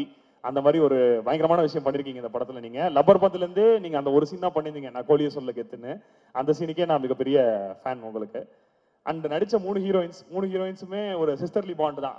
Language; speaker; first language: Tamil; native; Tamil